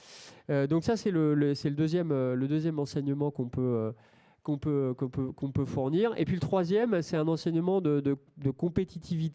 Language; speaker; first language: French; native; French